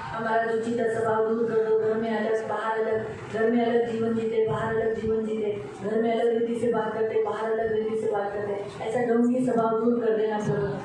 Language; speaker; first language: Hindi; non-native, local second language; Marathi